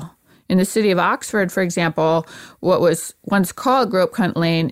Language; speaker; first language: English; native; English